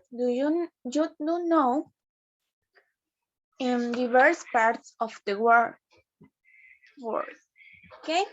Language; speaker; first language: English; non-native, learner; Spanish